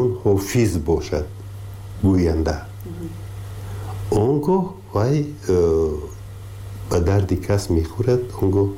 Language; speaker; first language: Persian; native; Persian